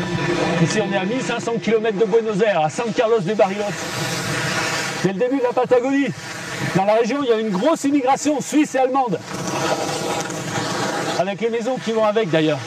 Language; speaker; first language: French; native; French